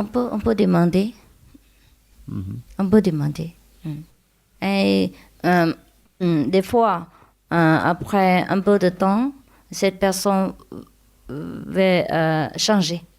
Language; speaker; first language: French; non-native, learner; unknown